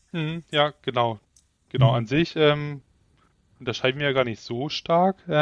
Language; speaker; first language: German; native; German